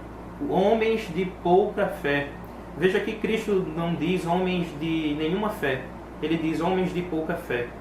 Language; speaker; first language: Portuguese; native; Portuguese